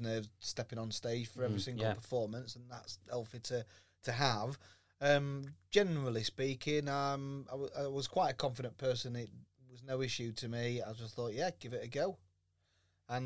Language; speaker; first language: English; native; English